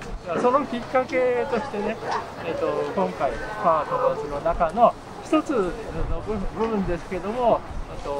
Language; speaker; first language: Japanese; native; Japanese